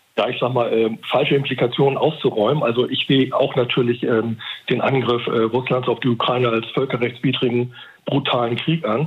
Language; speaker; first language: German; native; German